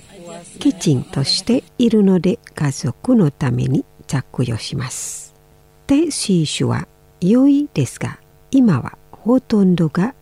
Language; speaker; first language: Japanese; non-native, learner; Indonesian